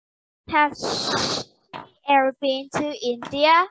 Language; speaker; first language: English; non-native, learner; Vietnamese